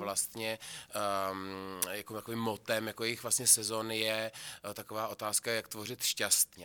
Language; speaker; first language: Czech; native; Czech